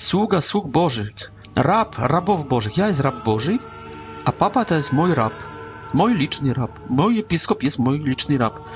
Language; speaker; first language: Polish; non-native, learner; Russian